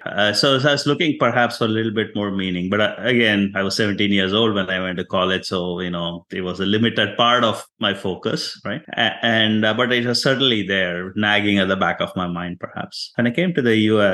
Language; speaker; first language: English; non-native, local second language; Tamil